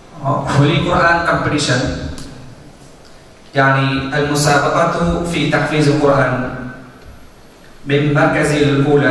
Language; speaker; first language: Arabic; non-native, learner; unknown